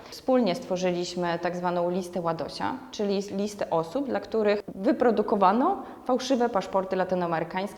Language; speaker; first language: Polish; native; Polish